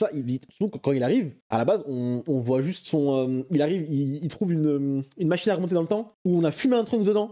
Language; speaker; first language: French; native; French